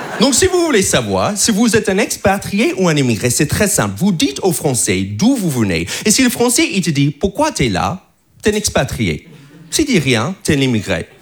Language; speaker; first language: French; non-native, fluent; English